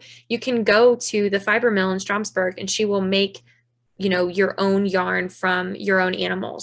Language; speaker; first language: English; native; English